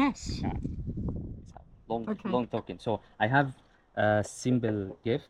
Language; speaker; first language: English; non-native, learner; Arabic